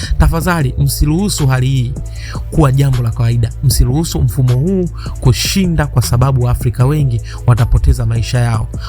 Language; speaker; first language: Swahili; native; Swahili